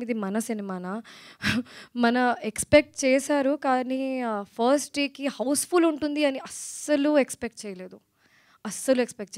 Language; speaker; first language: Telugu; non-native, learner; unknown